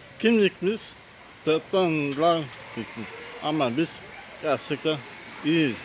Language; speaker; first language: Turkish; non-native, learner; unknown